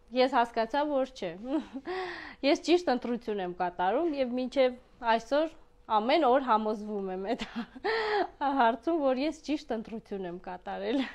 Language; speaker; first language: Armenian; native; Armenian